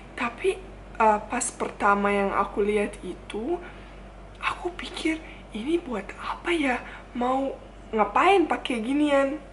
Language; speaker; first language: Indonesian; non-native, fluent; Bosnian